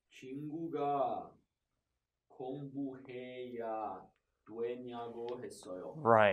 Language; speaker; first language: Korean; non-native, learner; English